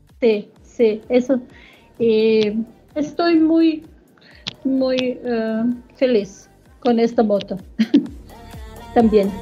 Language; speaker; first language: Spanish; non-native, learner; German